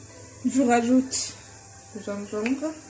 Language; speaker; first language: French; non-native, local second language; Arabic